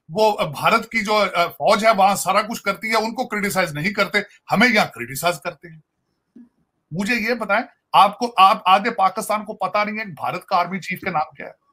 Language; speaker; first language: Hindi; native; Hindi